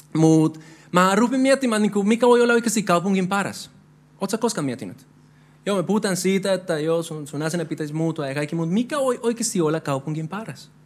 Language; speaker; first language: Finnish; non-native, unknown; Spanish